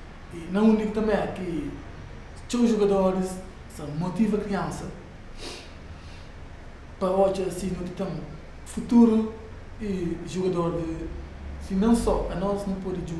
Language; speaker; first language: Portuguese; non-native, learner; Kabuverdianu